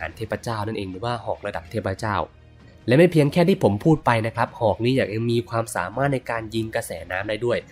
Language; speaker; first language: Thai; native; Thai